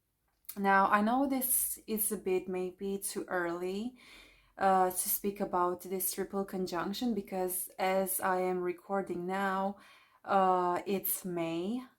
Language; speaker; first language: English; non-native, fluent; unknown